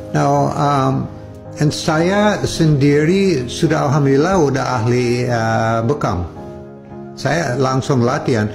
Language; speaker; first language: Indonesian; non-native, fluent; English